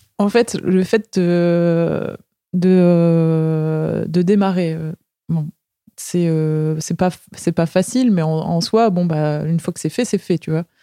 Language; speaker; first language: French; native; French